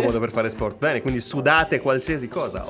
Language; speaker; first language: Italian; native; Italian